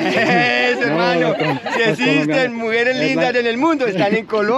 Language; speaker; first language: Spanish; native; Spanish